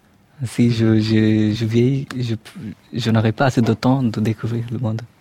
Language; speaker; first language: French; non-native, fluent; Bangla